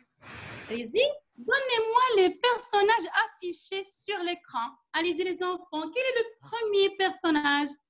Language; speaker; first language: French; non-native, local second language; Arabic